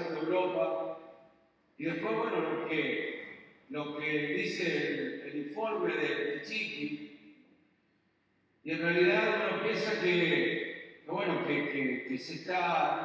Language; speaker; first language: Spanish; native; Spanish